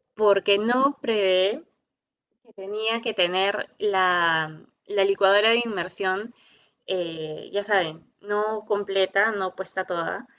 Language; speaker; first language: Spanish; native; Spanish